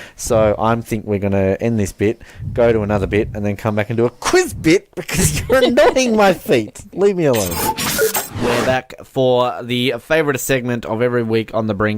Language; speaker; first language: English; native; English